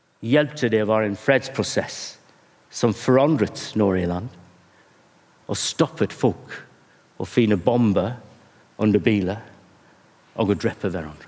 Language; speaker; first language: Norwegian; non-native, fluent; English